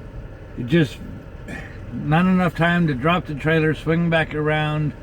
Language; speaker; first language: English; native; English